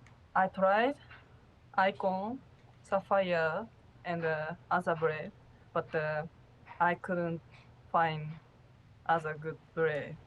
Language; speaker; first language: English; non-native, learner; Japanese